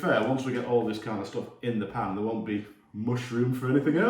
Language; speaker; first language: English; native; English